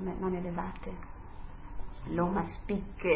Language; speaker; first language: Hebrew; non-native, fluent; Italian